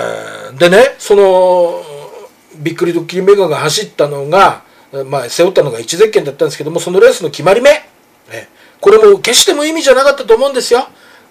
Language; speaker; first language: Japanese; native; Japanese